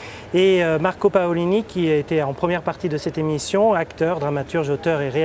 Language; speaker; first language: French; native; French